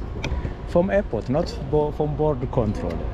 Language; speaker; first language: English; non-native, learner; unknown